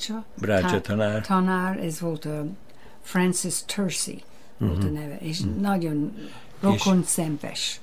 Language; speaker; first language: Hungarian; non-native, fluent; English